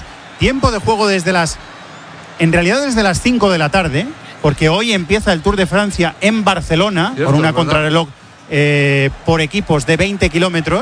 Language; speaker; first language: Spanish; native; Spanish